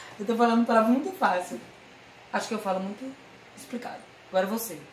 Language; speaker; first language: Portuguese; native; Portuguese